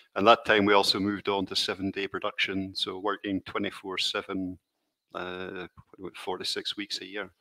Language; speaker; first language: English; native; English